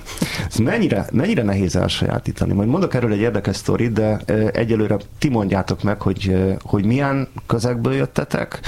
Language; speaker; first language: Hungarian; native; Hungarian